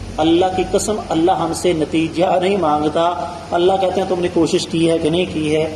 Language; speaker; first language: Urdu; non-native, local second language; Punjabi